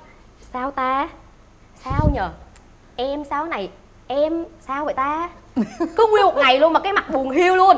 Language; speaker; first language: Vietnamese; native; Vietnamese